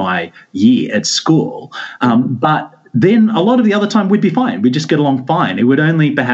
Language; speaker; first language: English; native; English